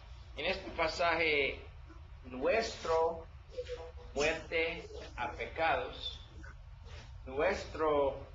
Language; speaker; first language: Spanish; non-native, learner; English